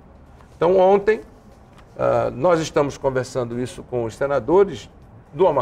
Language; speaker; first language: Portuguese; native; Portuguese